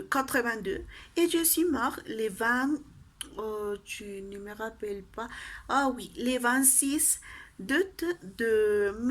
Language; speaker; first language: French; non-native, learner; Spanish